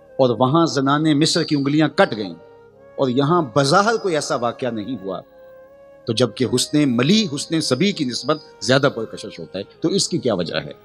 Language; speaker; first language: Urdu; non-native, local second language; Punjabi